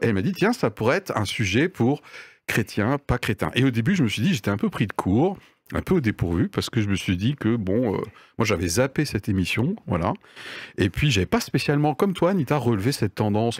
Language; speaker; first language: French; native; French